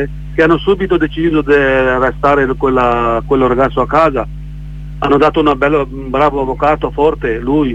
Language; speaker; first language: Italian; non-native, learner; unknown